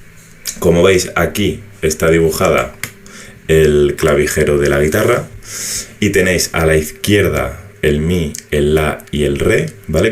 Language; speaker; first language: Spanish; native; Spanish